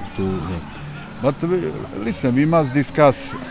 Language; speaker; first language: English; non-native, learner; Serbian